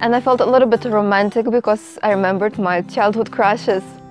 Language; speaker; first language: English; non-native, fluent; Ukrainian